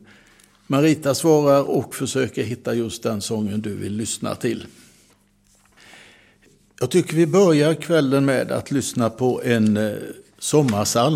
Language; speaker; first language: Swedish; native; Swedish